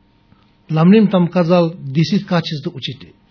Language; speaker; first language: Russian; non-native, learner; Tibetan